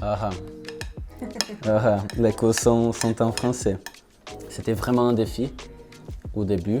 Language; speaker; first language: French; non-native, learner; Portuguese